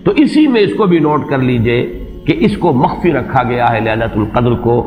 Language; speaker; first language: Urdu; native; Urdu